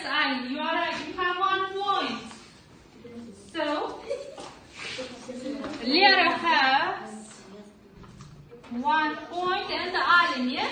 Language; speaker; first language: English; non-native, learner; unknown